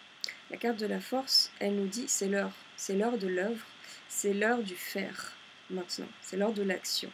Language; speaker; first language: French; native; French